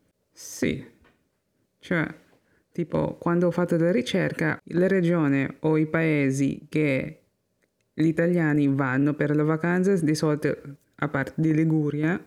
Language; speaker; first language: Italian; non-native, fluent; Filipino